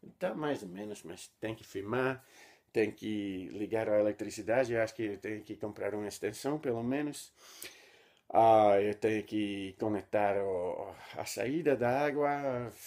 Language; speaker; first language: Portuguese; non-native, learner; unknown